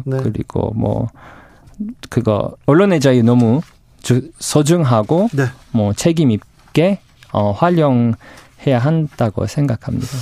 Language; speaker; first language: Korean; non-native, fluent; English